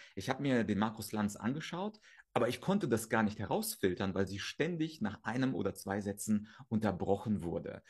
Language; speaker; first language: German; early bilingual, other home language; Russian